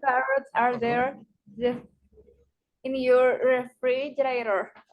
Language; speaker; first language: English; non-native, learner; Spanish